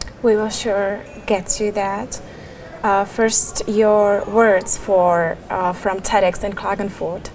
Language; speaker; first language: English; non-native, fluent; Czech